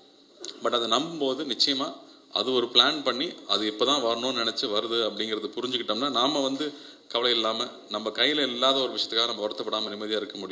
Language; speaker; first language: Tamil; native; Tamil